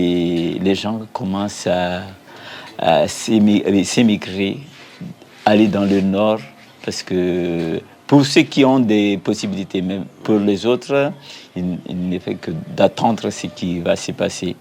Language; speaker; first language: French; non-native, local second language; Malagasy